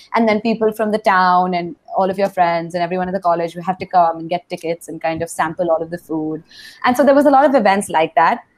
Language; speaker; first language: English; non-native, local second language; Hindi